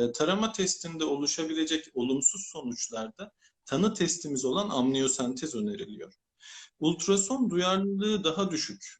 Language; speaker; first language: Turkish; native; Turkish